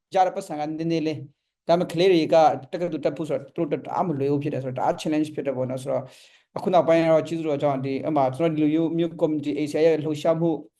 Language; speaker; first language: Burmese; non-native, local second language; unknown